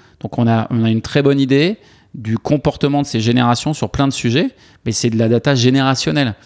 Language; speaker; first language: French; native; French